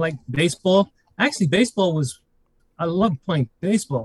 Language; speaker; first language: English; native; English